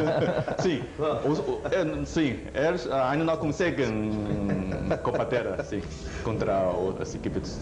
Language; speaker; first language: Portuguese; non-native, fluent; Chinese